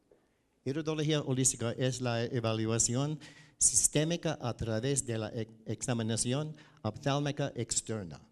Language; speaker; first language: Spanish; non-native, learner; English